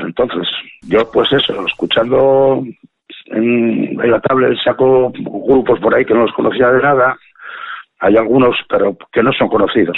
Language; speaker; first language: Spanish; native; Spanish